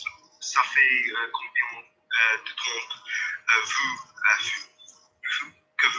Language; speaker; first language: French; non-native, learner; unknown